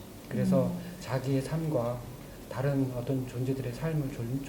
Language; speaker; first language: Korean; native; Korean